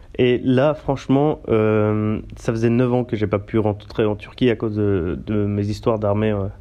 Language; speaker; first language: French; early bilingual, other home language; Turkish